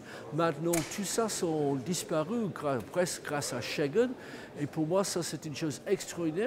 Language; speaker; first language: French; non-native, fluent; English